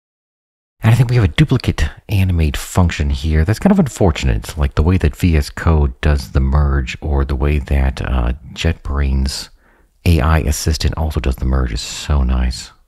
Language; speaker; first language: English; native; English